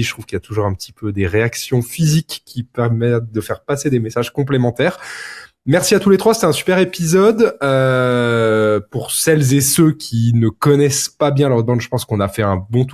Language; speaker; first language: French; native; French